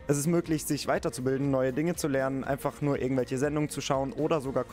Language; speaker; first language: German; native; German